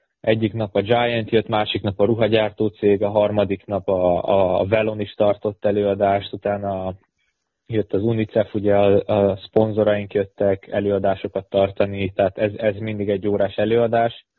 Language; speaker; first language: Hungarian; native; Hungarian